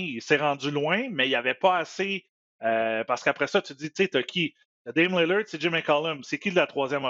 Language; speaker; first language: French; native; French